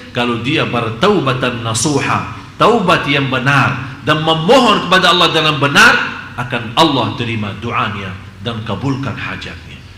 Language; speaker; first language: Indonesian; non-native, fluent; Arabic